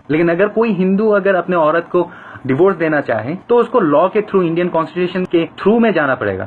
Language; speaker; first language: Hindi; non-native, fluent; Bangla